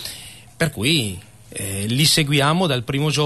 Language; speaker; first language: Italian; native; Italian